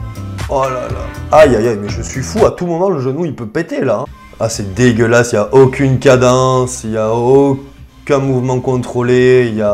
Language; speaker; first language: French; native; French